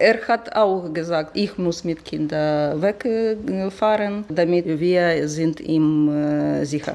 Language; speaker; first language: German; non-native, learner; Ukrainian